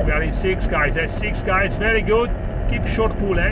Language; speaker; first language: English; non-native, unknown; Italian